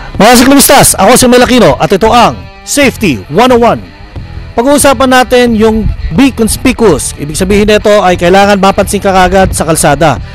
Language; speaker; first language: Filipino; native; Filipino